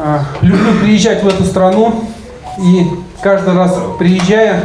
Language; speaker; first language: Russian; native; Russian